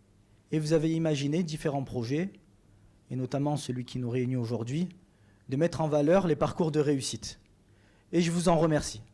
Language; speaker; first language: French; native; French